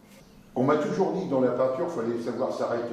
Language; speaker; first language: French; native; French